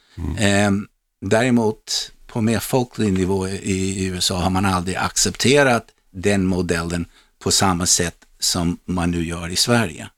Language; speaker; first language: Swedish; non-native, fluent; English